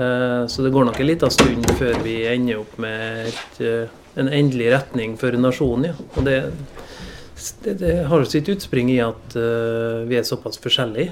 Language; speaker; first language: Norwegian; native; Norwegian